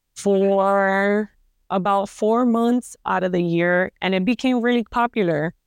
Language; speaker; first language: English; early bilingual, other home language; Spanish